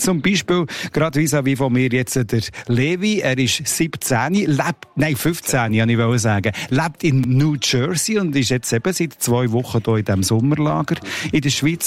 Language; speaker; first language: German; native; German